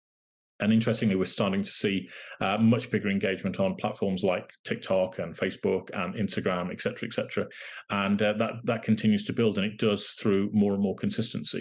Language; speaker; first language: English; native; English